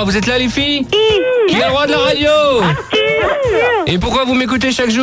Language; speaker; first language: French; native; French